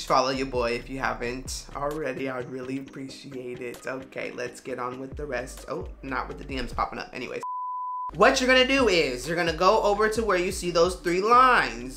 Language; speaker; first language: English; native; English